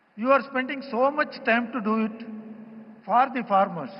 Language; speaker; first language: English; non-native, local second language; Tamil